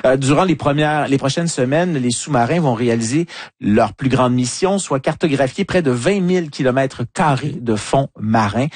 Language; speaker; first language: French; native; French